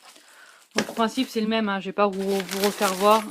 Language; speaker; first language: French; native; French